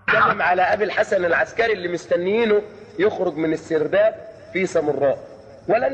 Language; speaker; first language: Arabic; native; Arabic